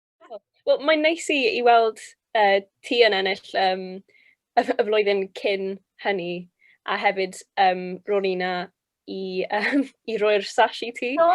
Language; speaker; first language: Welsh; non-native, local second language; English